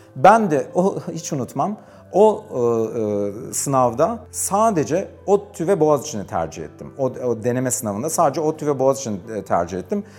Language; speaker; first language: Turkish; native; Turkish